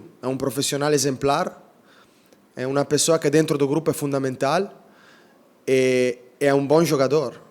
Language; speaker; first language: Portuguese; non-native, fluent; Italian